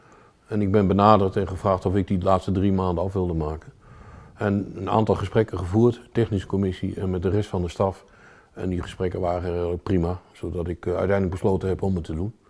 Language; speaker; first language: Dutch; native; Dutch